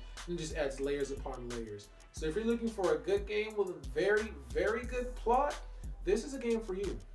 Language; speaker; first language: English; native; English